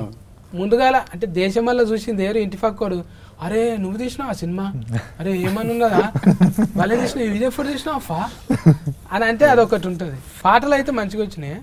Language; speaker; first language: Telugu; native; Telugu